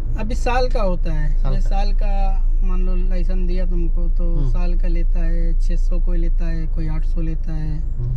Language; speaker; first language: Hindi; native; Hindi